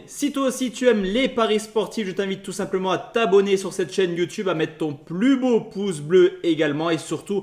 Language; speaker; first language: French; native; French